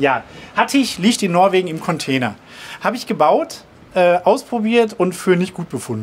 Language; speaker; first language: German; native; German